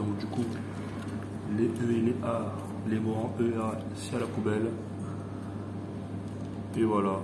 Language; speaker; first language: French; native; French